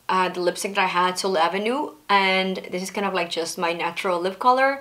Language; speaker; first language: English; non-native, fluent; Spanish